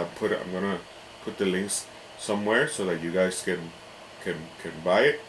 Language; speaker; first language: English; native; English